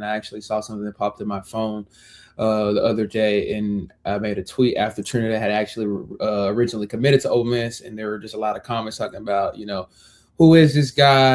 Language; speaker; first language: English; native; English